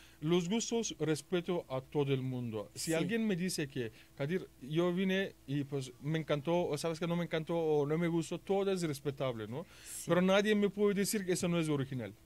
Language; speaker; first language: Spanish; non-native, fluent; Turkish